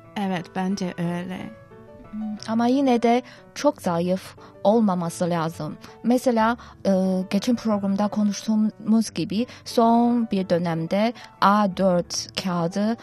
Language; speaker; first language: Turkish; non-native, fluent; Chinese